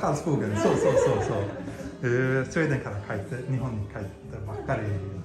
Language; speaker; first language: Japanese; non-native, fluent; Swedish